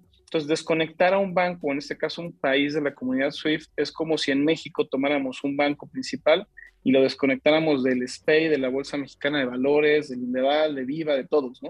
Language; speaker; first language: Spanish; native; Spanish